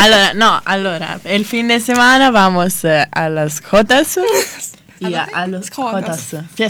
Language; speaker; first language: Spanish; non-native, learner; Italian